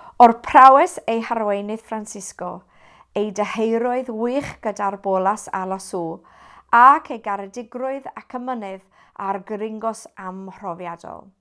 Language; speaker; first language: Welsh; non-native, local second language; English